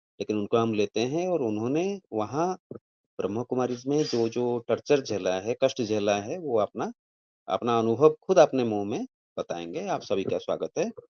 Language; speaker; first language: Hindi; native; Hindi